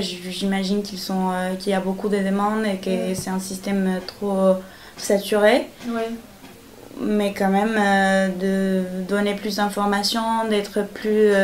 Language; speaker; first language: French; non-native, fluent; Spanish